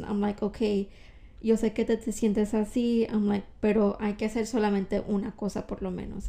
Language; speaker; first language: Spanish; early bilingual, heritage; Spanish